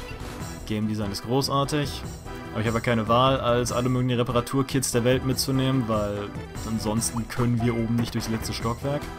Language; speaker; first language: German; native; German